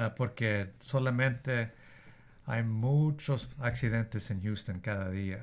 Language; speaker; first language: Spanish; early bilingual, heritage; Spanish